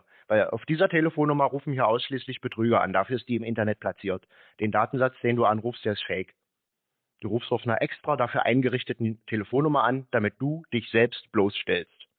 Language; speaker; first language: German; native; German